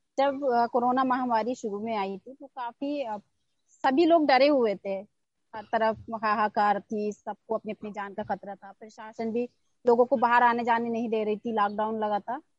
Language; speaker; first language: Hindi; native; Hindi